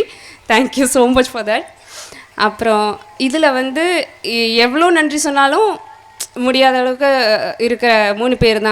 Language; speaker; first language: Tamil; non-native, learner; Malayalam